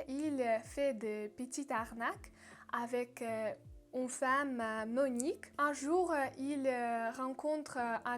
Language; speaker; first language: French; non-native, learner; Russian